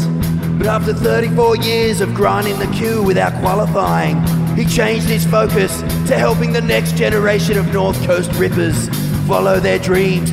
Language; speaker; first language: English; native; English